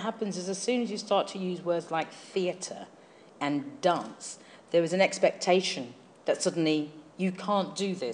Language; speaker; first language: English; native; English